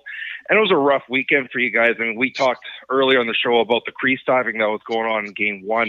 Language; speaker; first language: English; native; English